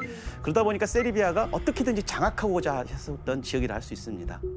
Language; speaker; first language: Korean; native; Korean